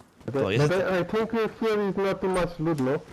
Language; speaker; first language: English; non-native, learner; Romanian